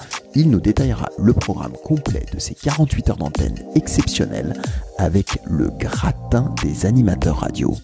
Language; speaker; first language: French; native; French